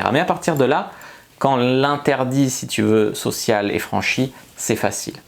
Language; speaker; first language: French; native; French